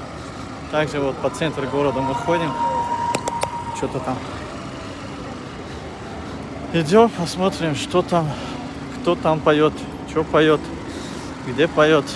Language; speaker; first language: Russian; non-native, fluent; Tajik